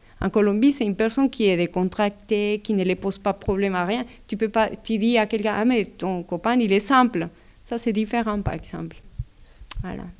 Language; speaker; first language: French; non-native, fluent; Spanish